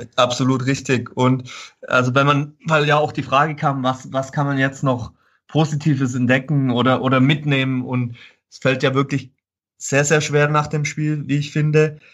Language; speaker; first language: German; native; German